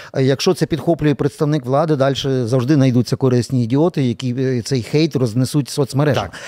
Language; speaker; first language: Ukrainian; native; Ukrainian